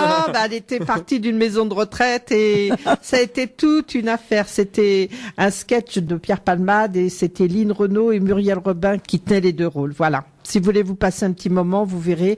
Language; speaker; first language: French; native; French